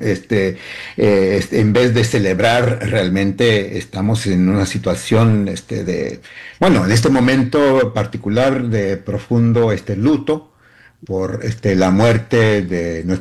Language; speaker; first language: Spanish; early bilingual, heritage; Spanish